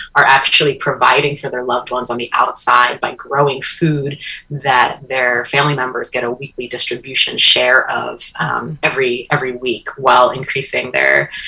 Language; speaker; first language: English; native; English